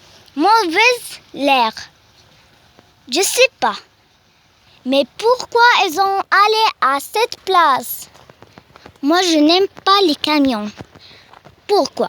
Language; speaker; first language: French; non-native, learner; Arabic